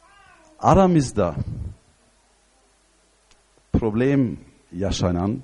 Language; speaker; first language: Turkish; non-native, fluent; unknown